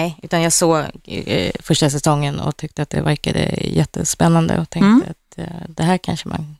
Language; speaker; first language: Swedish; native; Swedish